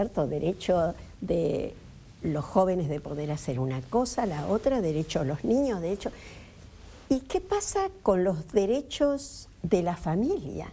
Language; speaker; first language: Spanish; native; Spanish